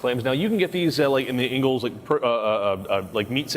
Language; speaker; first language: English; native; English